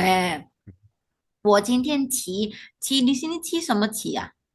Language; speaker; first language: Chinese; non-native, fluent; Indonesian